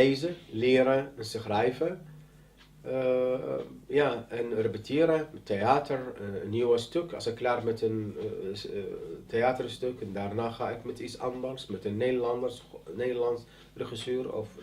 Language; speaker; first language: Dutch; non-native, learner; Arabic